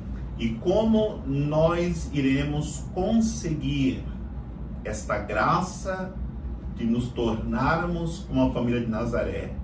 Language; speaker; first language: Portuguese; native; Portuguese